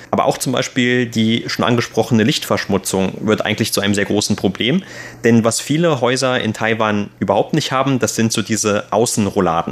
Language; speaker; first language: German; native; German